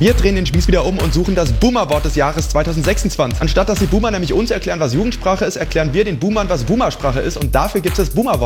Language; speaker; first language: German; native; German